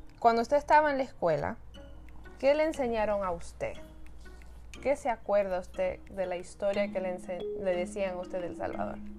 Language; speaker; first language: Spanish; early bilingual, heritage; Spanish